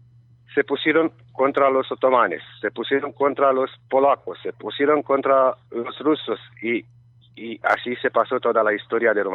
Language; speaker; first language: Spanish; non-native, learner; Romanian